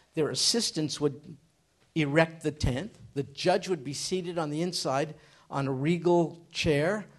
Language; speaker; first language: English; native; English